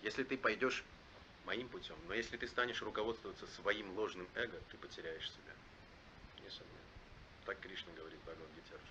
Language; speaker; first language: Russian; native; Russian